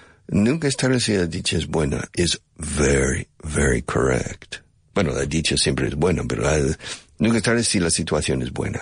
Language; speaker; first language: Spanish; non-native, fluent; English